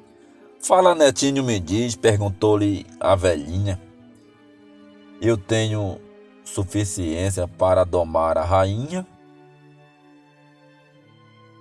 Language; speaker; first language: Portuguese; native; Portuguese